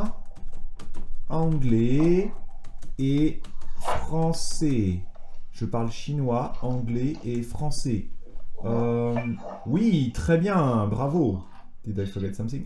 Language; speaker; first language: French; native; French